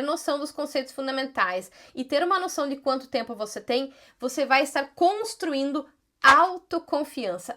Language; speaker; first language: Portuguese; native; Portuguese